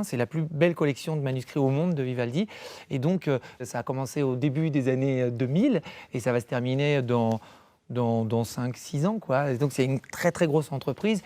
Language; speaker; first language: French; native; French